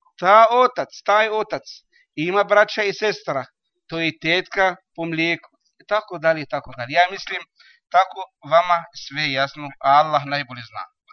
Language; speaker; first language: Croatian; non-native, learner; Arabic